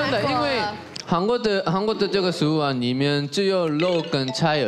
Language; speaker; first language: Chinese; non-native, learner; Korean